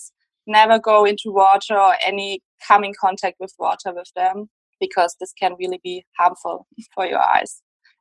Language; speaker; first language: English; non-native, fluent; German